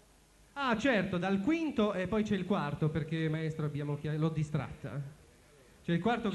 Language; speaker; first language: Italian; native; Italian